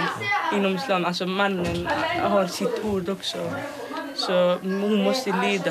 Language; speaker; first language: Swedish; early bilingual, other home language; Somali